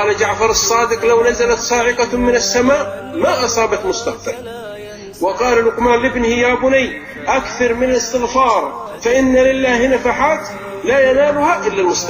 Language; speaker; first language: Arabic; native; Arabic